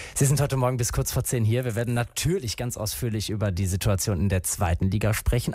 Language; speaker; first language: German; native; German